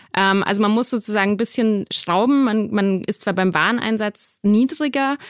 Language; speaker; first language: German; native; German